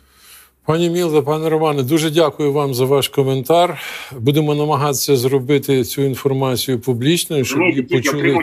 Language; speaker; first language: Ukrainian; native; Ukrainian